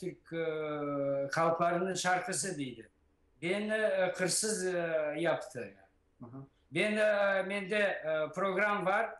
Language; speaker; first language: Turkish; non-native, learner; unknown